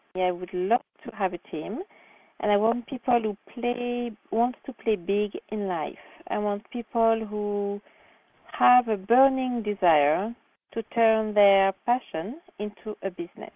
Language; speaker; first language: English; non-native, fluent; French